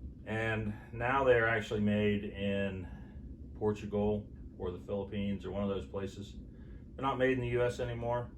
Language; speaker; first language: English; native; English